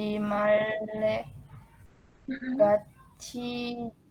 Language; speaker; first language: Korean; non-native, learner; Indonesian